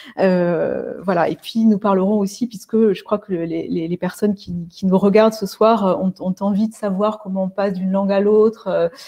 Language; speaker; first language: French; native; French